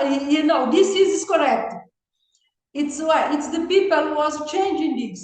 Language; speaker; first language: English; non-native, learner; Kabuverdianu